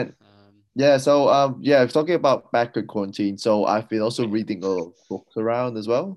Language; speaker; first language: English; non-native, local second language; Cantonese